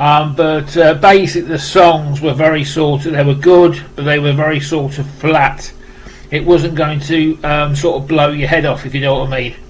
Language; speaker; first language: English; native; English